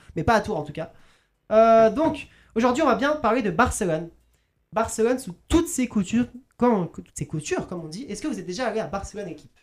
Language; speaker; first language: French; native; French